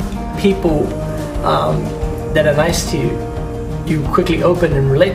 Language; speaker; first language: English; native; English